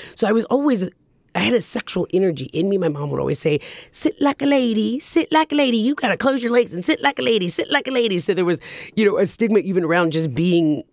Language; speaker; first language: English; early bilingual, other home language; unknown